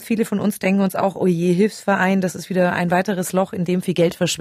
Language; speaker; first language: German; native; German